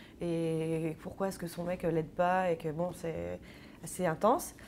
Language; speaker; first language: French; native; French